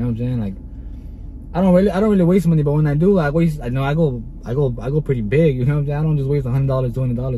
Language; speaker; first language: English; early bilingual, other home language; Spanish